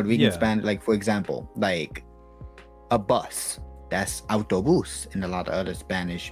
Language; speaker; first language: English; non-native, fluent; Spanish